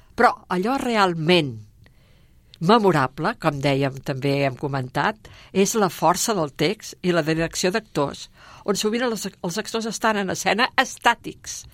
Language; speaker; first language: Catalan; native; Catalan